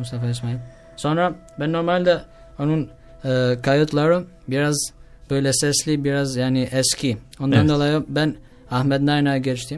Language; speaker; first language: Turkish; non-native, learner; Albanian